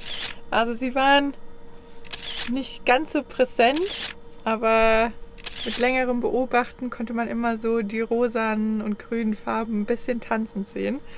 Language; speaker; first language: German; native; German